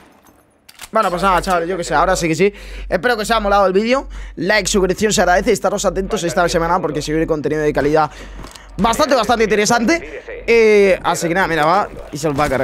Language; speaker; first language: Spanish; native; Spanish